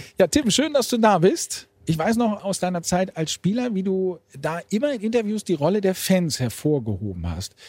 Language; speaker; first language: German; native; German